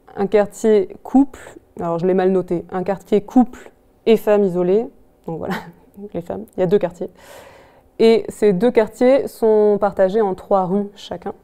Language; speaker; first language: French; native; French